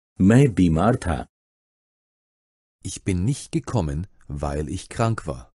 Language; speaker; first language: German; non-native, fluent; Urdu